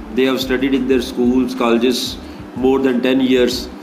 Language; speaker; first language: English; non-native, local second language; Punjabi